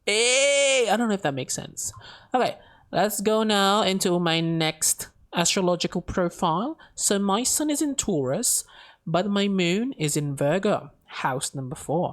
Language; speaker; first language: English; non-native, local second language; Filipino